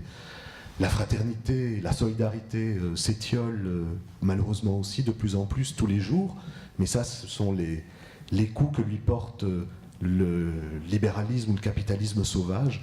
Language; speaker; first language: French; native; French